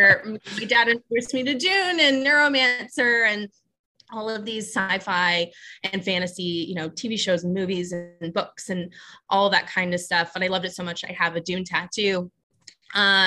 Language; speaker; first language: English; native; English